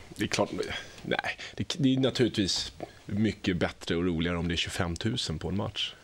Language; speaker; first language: Swedish; early bilingual, other home language; French